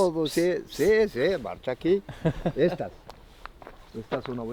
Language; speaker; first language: Spanish; non-native, learner; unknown